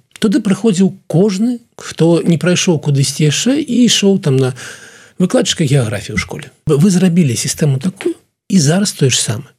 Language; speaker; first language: Belarusian; non-native, local second language; Russian